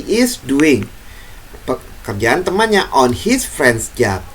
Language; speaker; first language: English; non-native, fluent; Indonesian